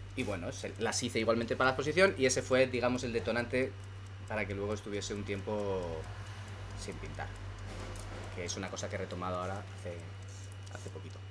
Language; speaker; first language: Spanish; native; Spanish